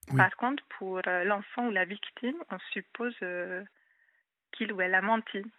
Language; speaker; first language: French; non-native, fluent; Hungarian